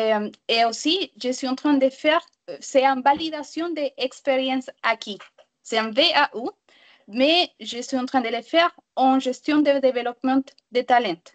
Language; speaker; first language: French; non-native, learner; Spanish